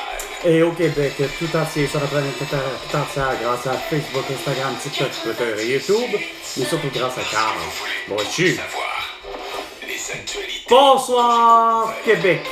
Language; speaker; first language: French; native; French